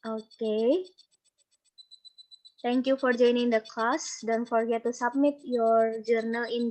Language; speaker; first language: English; non-native, learner; Indonesian